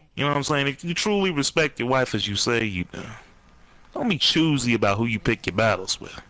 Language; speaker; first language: English; native; English